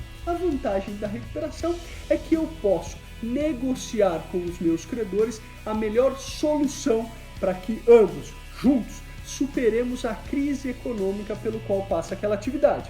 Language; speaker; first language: Portuguese; native; Portuguese